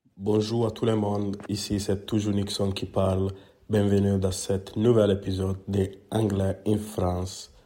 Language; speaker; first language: French; non-native, learner; English